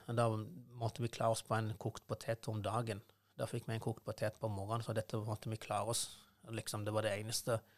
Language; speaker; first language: Norwegian; non-native, fluent; Persian